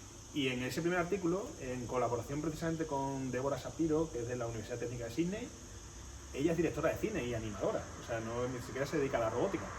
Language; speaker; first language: Spanish; native; Spanish